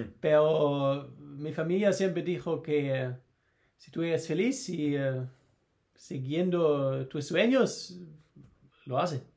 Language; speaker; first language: Spanish; non-native, learner; German